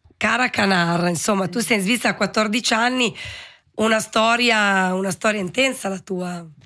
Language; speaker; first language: Italian; native; Italian